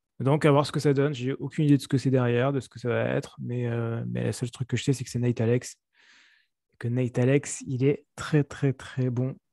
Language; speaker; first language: French; native; French